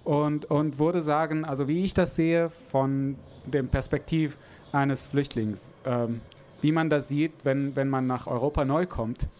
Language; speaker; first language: German; non-native, fluent; Arabic